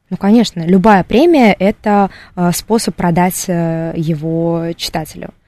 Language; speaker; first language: Russian; native; Russian